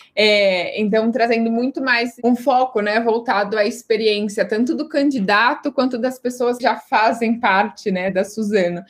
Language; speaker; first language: Portuguese; native; Portuguese